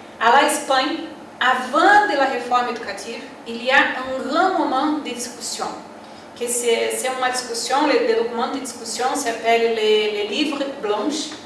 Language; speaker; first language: French; non-native, learner; Portuguese